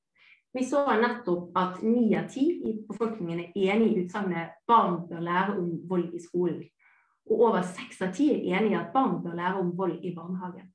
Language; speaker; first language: Norwegian; native; Norwegian